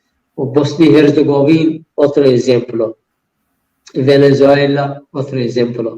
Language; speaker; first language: Portuguese; non-native, fluent; Persian